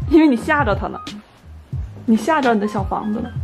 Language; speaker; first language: Chinese; native; Chinese